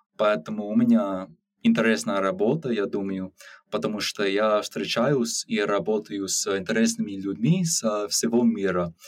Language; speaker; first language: Russian; non-native, learner; English